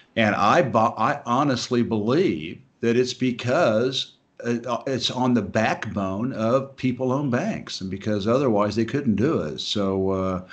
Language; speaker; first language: English; native; English